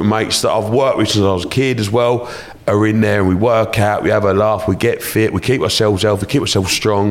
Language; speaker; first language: English; native; English